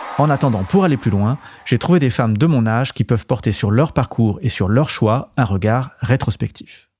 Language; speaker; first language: French; native; French